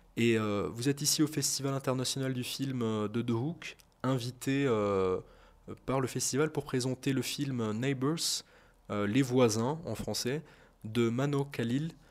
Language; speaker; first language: French; native; French